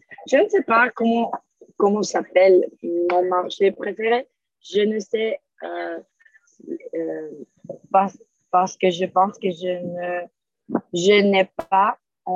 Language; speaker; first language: French; non-native, learner; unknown